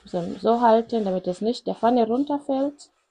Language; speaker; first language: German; non-native, learner; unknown